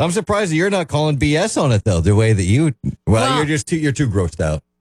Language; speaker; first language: English; native; English